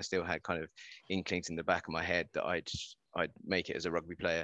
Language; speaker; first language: English; native; English